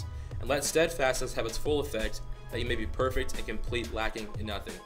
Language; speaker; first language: English; native; English